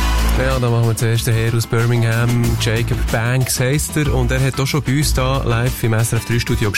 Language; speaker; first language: German; native; German